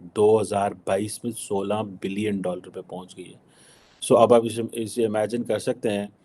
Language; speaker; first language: Urdu; native; Urdu